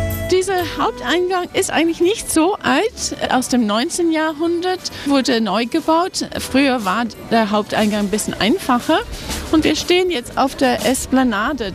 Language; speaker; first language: German; non-native, fluent; English